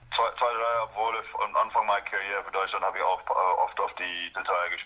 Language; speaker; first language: German; non-native, fluent; Afrikaans